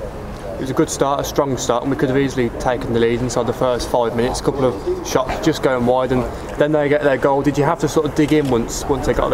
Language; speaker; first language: English; native; English